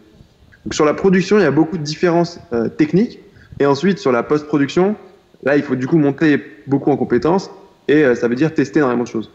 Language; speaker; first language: French; native; French